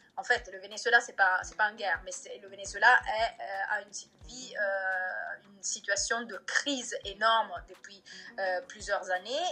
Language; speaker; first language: French; non-native, fluent; Italian